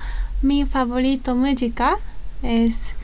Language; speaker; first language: Spanish; non-native, learner; Japanese